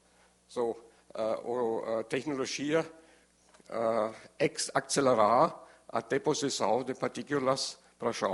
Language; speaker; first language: Portuguese; non-native, learner; German